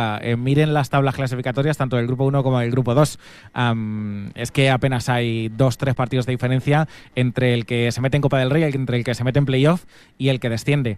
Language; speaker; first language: Spanish; native; Spanish